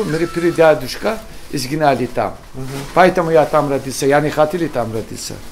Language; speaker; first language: Russian; non-native, learner; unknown